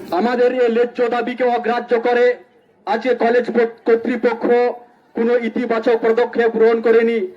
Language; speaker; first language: Bangla; non-native, local second language; Santali